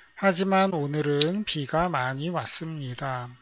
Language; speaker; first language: Korean; native; Korean